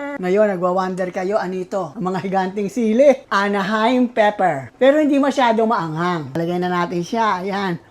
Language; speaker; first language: Filipino; native; Filipino